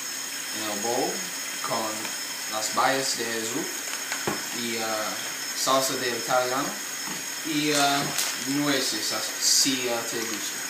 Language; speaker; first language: Spanish; non-native, learner; English